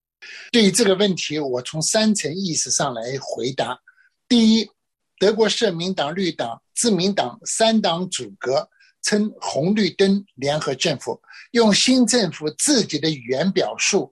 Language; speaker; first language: Chinese; native; Chinese